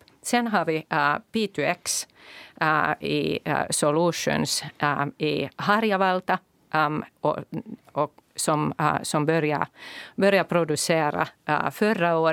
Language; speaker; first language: Swedish; non-native, local second language; Finnish